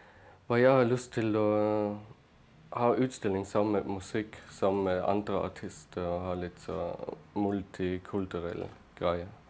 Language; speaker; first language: Norwegian; non-native, fluent; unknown